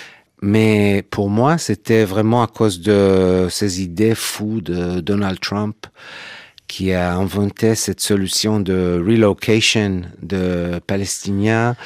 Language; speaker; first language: French; non-native, fluent; Hebrew